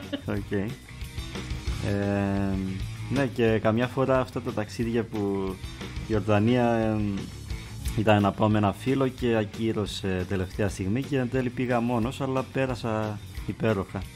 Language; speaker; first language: Greek; native; Greek